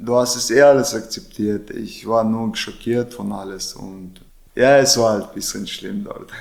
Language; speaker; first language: German; non-native, learner; Chechen